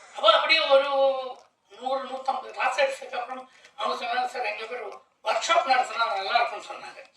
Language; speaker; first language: Tamil; non-native, local second language; Malayalam